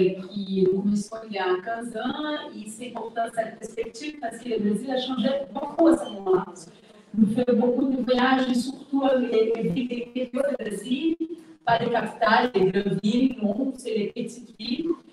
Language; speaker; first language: French; non-native, fluent; Portuguese